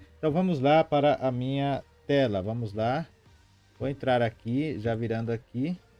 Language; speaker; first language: Portuguese; non-native, fluent; Guarani